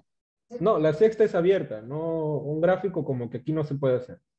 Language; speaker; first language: Spanish; native; Spanish